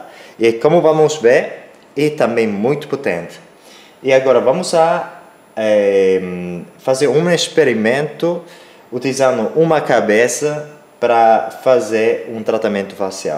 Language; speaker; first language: Portuguese; non-native, learner; Spanish